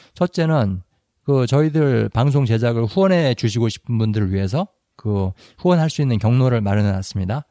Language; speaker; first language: Korean; native; Korean